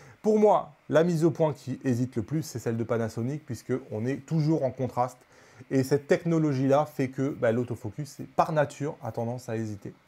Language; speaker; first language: French; native; French